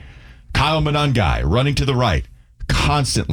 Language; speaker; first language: English; native; English